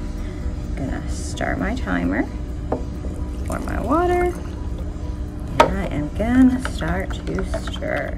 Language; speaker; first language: English; native; English